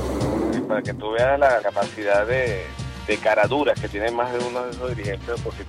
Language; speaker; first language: Spanish; native; Spanish